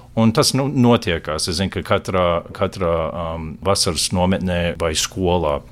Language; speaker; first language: Latvian; early bilingual, heritage; Latvian